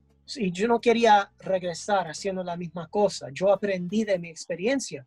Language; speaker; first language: Spanish; early bilingual, heritage; English